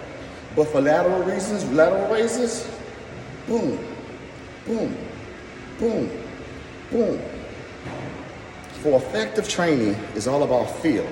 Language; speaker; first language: English; native; English